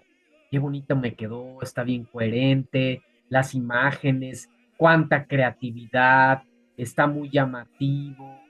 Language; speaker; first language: Spanish; native; Spanish